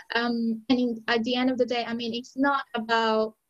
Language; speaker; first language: English; non-native, fluent; Spanish